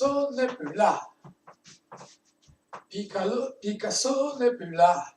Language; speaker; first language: French; non-native, fluent; Portuguese